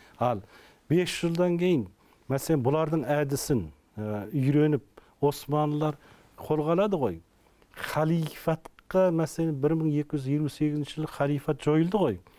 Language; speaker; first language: Kazakh; early bilingual, heritage; Kazakh